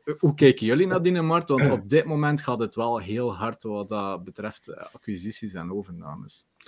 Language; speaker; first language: Dutch; native; Dutch